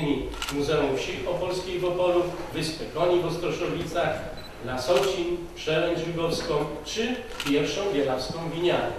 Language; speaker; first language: Polish; native; Polish